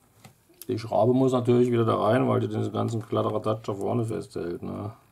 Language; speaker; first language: German; native; German